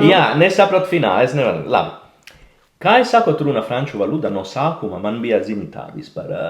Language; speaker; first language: Latvian; non-native, learner; Italian